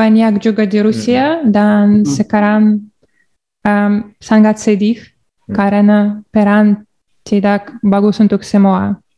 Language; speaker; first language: Indonesian; non-native, learner; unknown